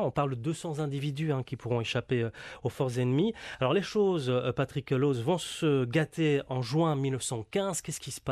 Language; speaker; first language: French; native; French